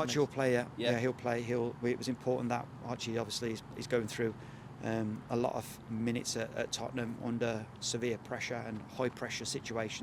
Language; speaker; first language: English; native; English